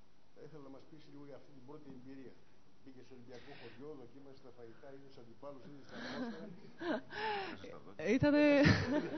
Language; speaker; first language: Greek; native; Greek